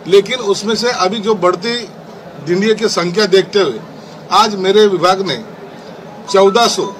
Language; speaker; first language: Hindi; non-native, local second language; Marathi